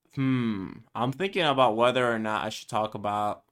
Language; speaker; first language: English; early bilingual, other home language; Spanish